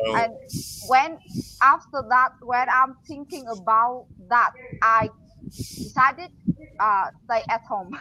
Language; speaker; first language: English; non-native, learner; Vietnamese